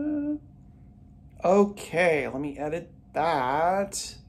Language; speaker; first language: English; native; English